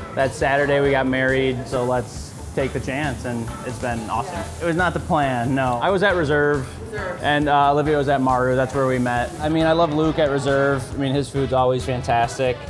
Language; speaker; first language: English; native; English